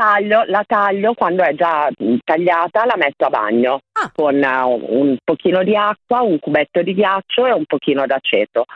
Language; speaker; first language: Italian; native; Italian